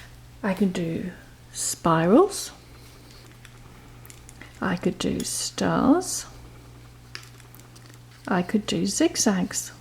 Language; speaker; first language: English; native; English